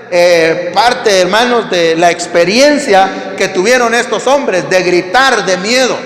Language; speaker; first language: Spanish; native; Spanish